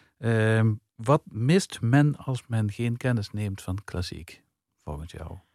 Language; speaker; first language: Dutch; native; Dutch